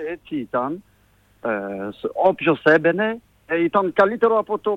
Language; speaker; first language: Greek; non-native, fluent; French